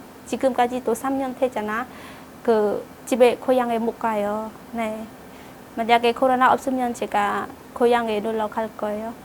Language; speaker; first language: Korean; non-native, learner; Khmer